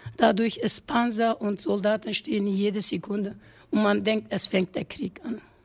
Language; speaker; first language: German; non-native, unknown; Kurdish